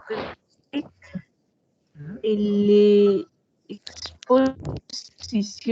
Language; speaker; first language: French; non-native, learner; Spanish